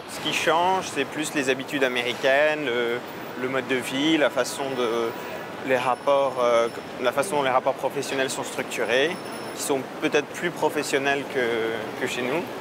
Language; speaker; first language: French; native; French